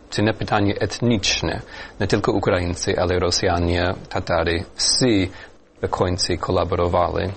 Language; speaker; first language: Ukrainian; non-native, fluent; English